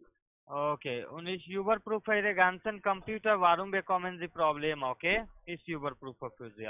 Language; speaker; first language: German; non-native, learner; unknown